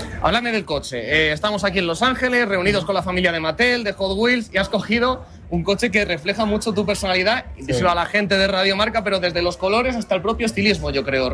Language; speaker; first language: Spanish; native; Spanish